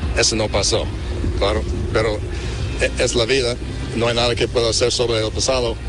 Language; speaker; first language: Spanish; non-native, fluent; English